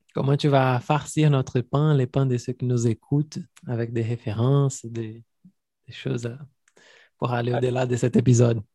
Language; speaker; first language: French; non-native, fluent; Portuguese